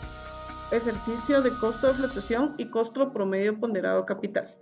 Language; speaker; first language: Spanish; native; Spanish